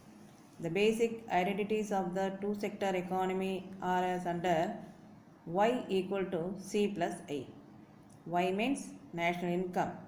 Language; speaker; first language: English; non-native, local second language; Tamil